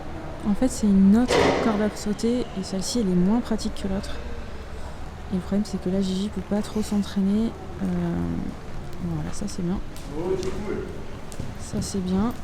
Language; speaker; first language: French; native; French